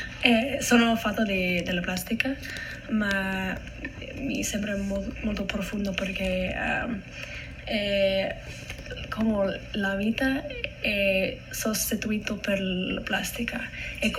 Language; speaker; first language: Italian; non-native, learner; English